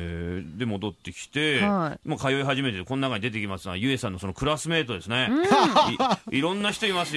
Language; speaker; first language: Japanese; native; Japanese